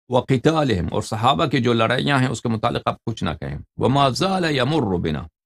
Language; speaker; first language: Urdu; non-native, fluent; Persian